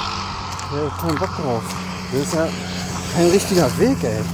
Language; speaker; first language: German; native; German